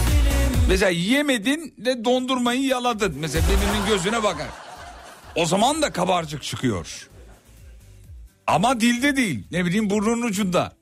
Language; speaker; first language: Turkish; native; Turkish